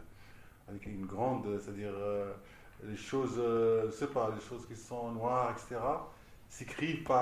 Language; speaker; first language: French; non-native, local second language; Arabic